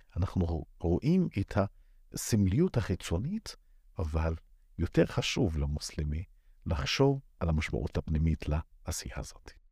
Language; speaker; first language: Hebrew; non-native, local second language; Arabic